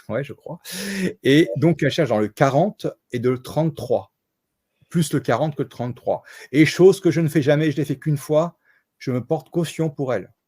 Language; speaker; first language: French; native; French